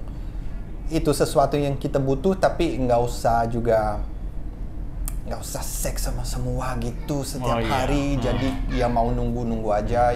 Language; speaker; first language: Indonesian; non-native, fluent; Portuguese